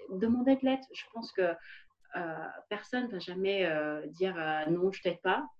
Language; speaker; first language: French; non-native, fluent; Vietnamese